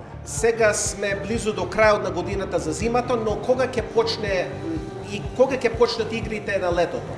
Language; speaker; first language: Macedonian; early bilingual, heritage; Macedonian